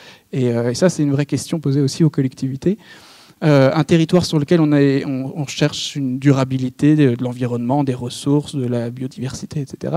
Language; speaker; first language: French; native; French